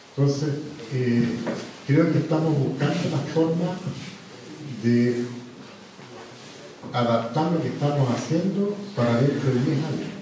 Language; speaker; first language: Spanish; native; Spanish